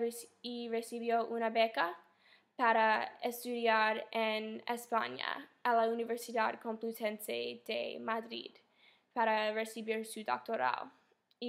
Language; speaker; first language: Spanish; non-native, fluent; English